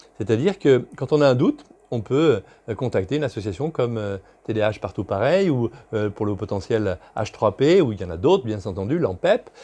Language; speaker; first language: French; native; French